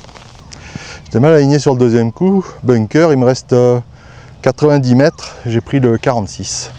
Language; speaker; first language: French; native; French